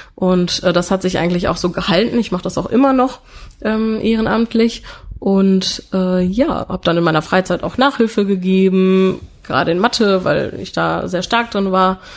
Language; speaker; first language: German; early bilingual, other home language; Italian